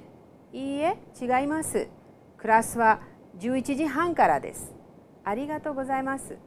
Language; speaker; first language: Japanese; non-native, fluent; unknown